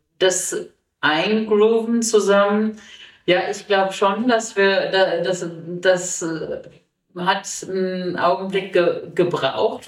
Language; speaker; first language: German; native; German